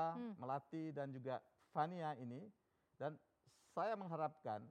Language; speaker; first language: Indonesian; native; Indonesian